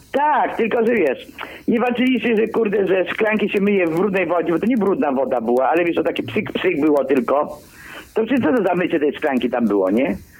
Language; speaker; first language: Polish; early bilingual, other home language; Greek